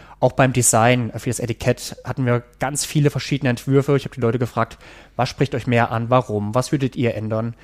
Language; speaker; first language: German; native; German